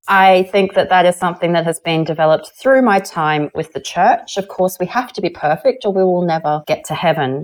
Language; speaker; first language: English; native; English